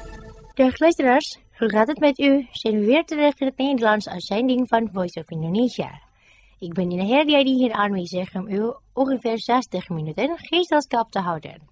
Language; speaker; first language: Dutch; non-native, fluent; Indonesian